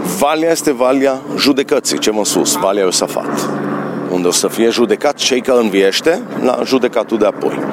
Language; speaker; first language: Romanian; early bilingual, heritage; Romanian